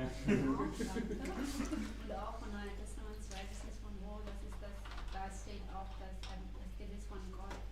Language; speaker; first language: German; non-native, fluent; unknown